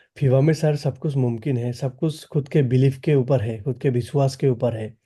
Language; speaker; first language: Hindi; non-native, local second language; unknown